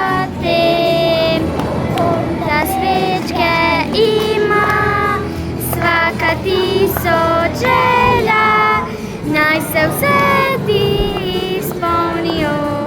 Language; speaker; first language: Bosnian; early bilingual, heritage; Bosnian